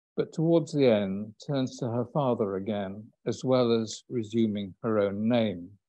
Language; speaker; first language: English; native; English